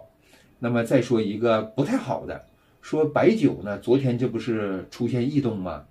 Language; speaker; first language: Chinese; native; Chinese